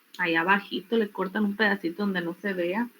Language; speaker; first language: Spanish; native; Spanish